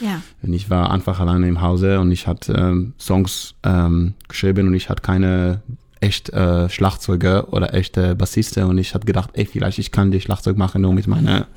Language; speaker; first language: German; non-native, learner; English